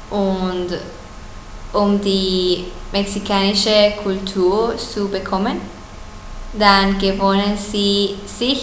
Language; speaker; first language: German; non-native, learner; Spanish